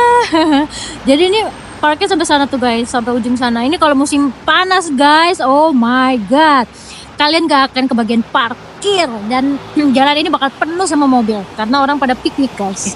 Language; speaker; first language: Indonesian; native; Indonesian